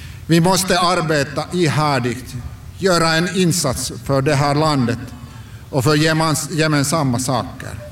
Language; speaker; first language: Swedish; non-native, local second language; Finnish